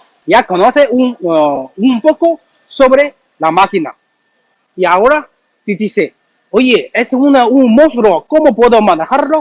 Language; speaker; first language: Spanish; non-native, learner; Chinese